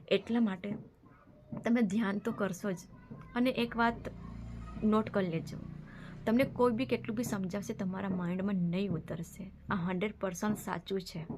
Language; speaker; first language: Gujarati; non-native, local second language; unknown